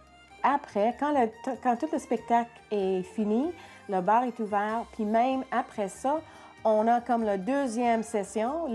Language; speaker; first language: French; non-native, local second language; English